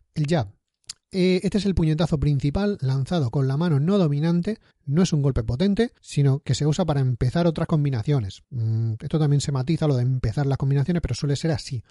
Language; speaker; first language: Spanish; native; Spanish